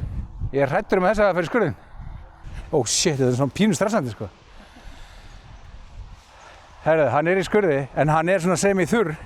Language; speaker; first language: Icelandic; native; Icelandic